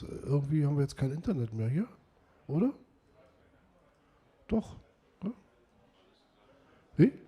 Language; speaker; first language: German; native; German